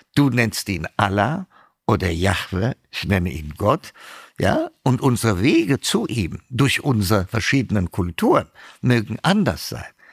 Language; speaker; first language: German; non-native, fluent; Amharic